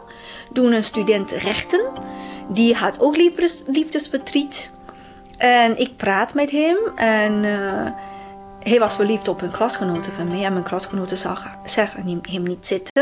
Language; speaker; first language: Dutch; non-native, fluent; Chinese